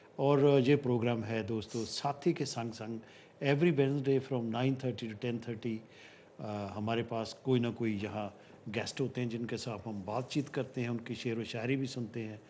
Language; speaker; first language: Urdu; non-native, local second language; Punjabi